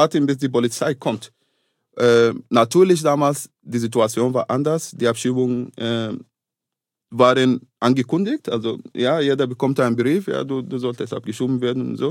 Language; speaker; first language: German; non-native, fluent; Arabic